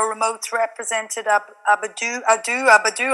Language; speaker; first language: English; native; English